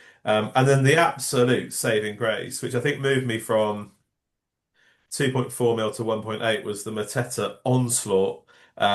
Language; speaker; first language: English; native; English